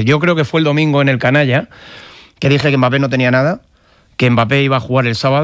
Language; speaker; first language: Spanish; native; Spanish